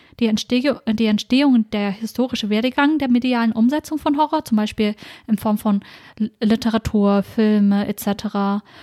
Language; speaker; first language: German; early bilingual, other home language; Vietnamese